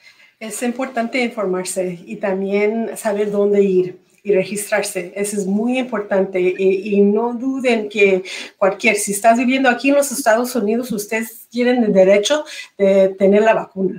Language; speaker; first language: Spanish; early bilingual, heritage; Spanish